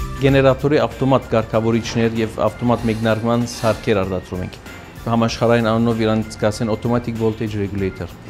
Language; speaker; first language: Armenian; early bilingual, heritage; Armenian